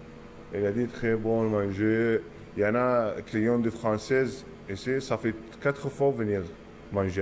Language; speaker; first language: French; non-native, learner; Arabic